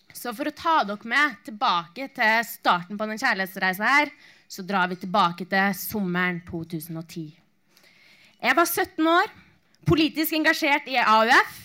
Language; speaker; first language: Norwegian; native; Norwegian